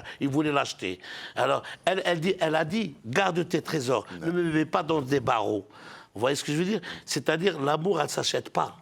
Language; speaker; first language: French; non-native, local second language; Arabic